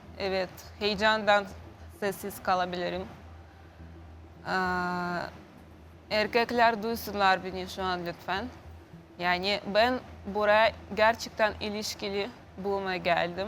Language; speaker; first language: Turkish; non-native, learner; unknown